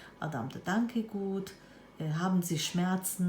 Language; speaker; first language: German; non-native, fluent; Turkish